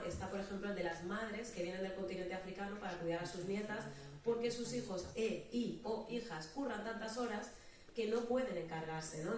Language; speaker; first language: Spanish; native; Spanish